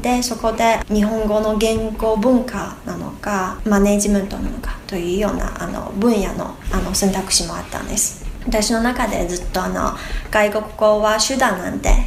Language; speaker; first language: Japanese; non-native, fluent; Chinese